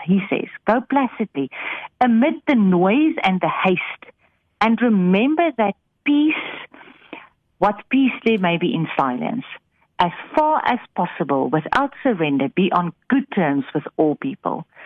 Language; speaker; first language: English; non-native, local second language; Afrikaans